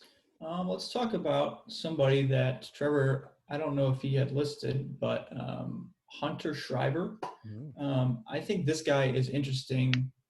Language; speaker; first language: English; native; English